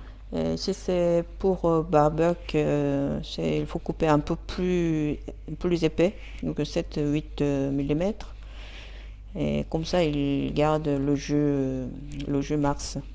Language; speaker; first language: French; non-native, fluent; Korean